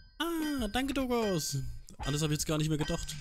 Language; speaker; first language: German; native; German